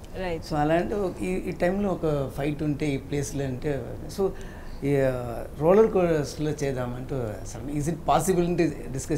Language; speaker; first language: Telugu; non-native, learner; Tamil